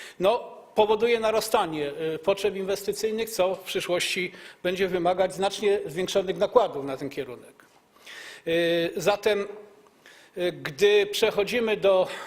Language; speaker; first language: Polish; native; Polish